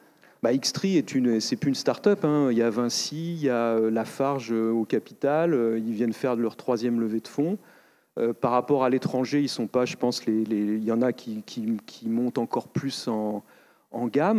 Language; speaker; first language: French; native; French